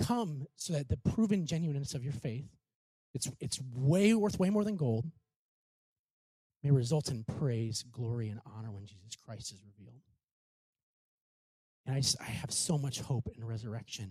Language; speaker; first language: English; native; English